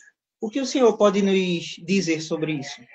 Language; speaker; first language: Portuguese; native; Portuguese